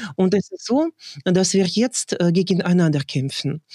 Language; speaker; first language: German; non-native, fluent; Russian